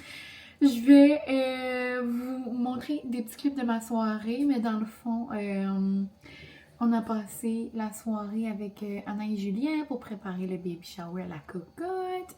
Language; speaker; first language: French; native; French